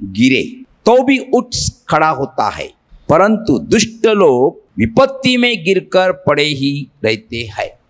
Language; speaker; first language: Hindi; non-native, local second language; Telugu